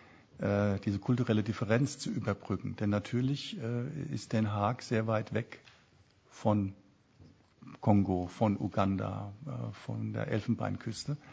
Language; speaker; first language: German; native; German